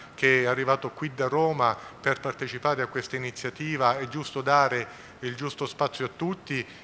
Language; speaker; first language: Italian; native; Italian